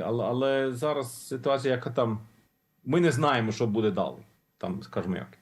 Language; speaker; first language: Ukrainian; non-native, learner; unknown